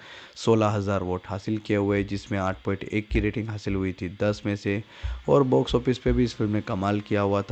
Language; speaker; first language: Hindi; native; Hindi